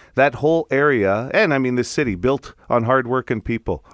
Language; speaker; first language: English; non-native, fluent; Italian